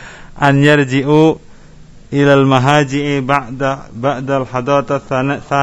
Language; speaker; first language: Arabic; non-native, learner; Indonesian